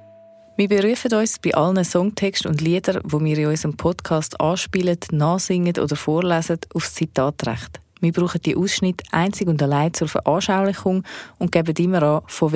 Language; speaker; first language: German; native; German